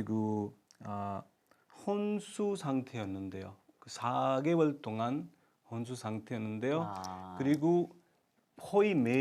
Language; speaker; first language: Korean; non-native, fluent; Urdu